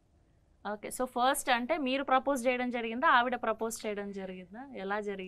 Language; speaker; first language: Telugu; native; Telugu